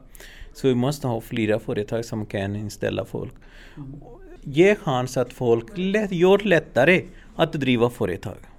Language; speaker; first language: Swedish; non-native, fluent; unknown